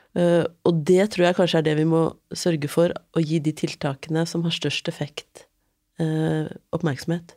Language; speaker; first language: Norwegian; native; Norwegian